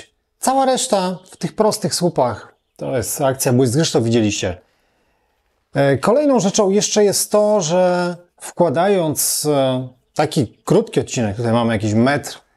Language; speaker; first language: Polish; native; Polish